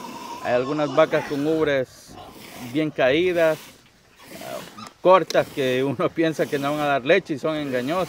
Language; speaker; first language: Spanish; native; Spanish